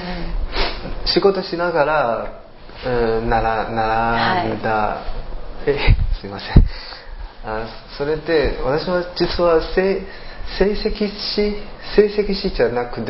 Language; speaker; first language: Japanese; non-native, learner; Chinese